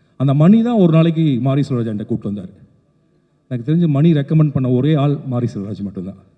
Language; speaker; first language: Tamil; native; Tamil